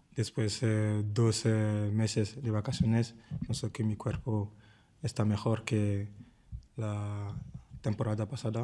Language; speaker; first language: Spanish; non-native, learner; French